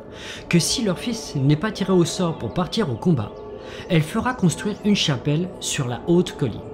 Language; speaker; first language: French; native; French